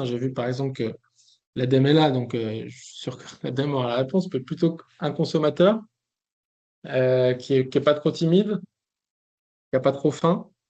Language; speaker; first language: French; native; French